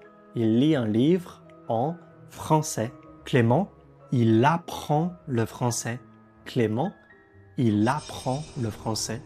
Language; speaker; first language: French; native; French